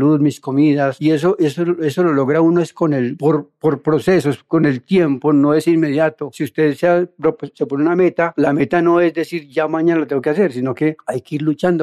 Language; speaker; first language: Spanish; native; Spanish